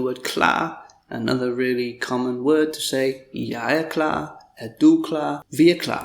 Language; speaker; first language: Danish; non-native, fluent; English